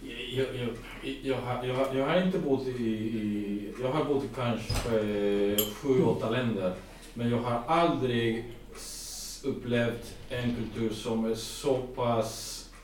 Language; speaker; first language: Swedish; non-native, fluent; English